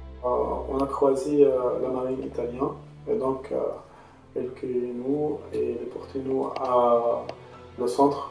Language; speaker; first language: French; non-native, local second language; Arabic